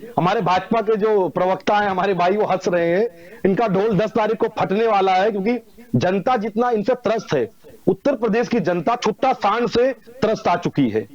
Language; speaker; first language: Hindi; native; Hindi